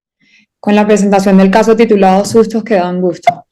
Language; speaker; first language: Spanish; native; Spanish